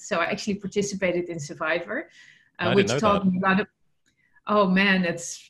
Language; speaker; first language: English; non-native, fluent; Dutch